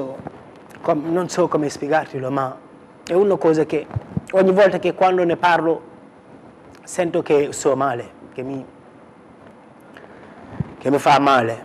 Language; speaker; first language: Italian; non-native, fluent; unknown